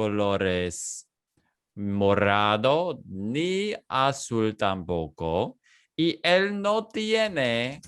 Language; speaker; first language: Spanish; non-native, fluent; English